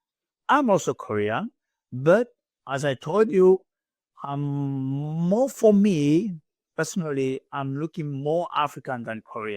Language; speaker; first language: English; non-native, learner; French